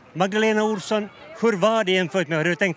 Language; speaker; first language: Swedish; native; Swedish